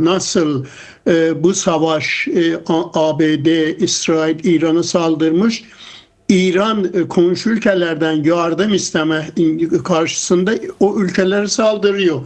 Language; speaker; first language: Turkish; non-native, fluent; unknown